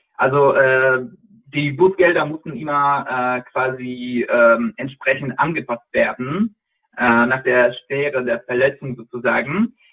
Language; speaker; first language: German; non-native, fluent; Polish